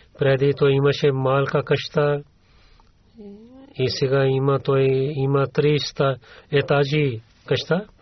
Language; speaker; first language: Bulgarian; non-native, learner; Urdu